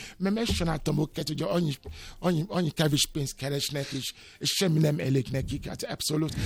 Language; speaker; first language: Hungarian; non-native, fluent; Yoruba